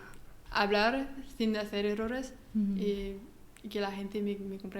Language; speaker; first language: Spanish; non-native, learner; French